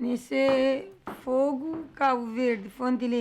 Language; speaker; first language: Portuguese; non-native, learner; Kabuverdianu